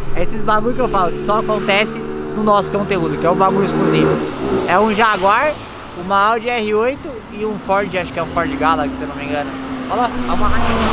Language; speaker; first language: Portuguese; native; Portuguese